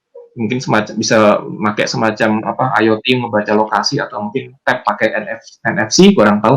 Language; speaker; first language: Indonesian; native; Indonesian